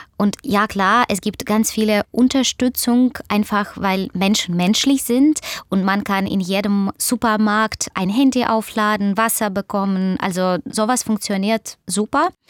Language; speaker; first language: German; non-native, fluent; Russian